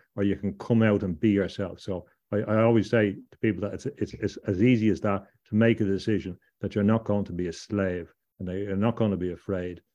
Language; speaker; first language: English; native; English